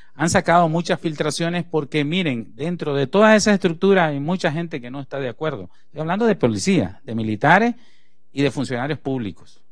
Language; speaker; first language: Spanish; native; Spanish